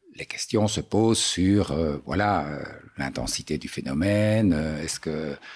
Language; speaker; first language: French; native; French